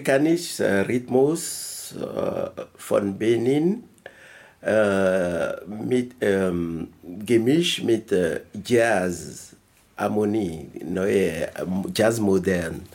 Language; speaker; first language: German; non-native, learner; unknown